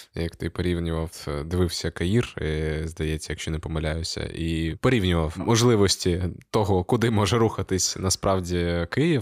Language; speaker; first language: Ukrainian; non-native, local second language; Russian